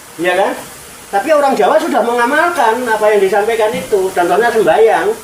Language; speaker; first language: Indonesian; non-native, local second language; Javanese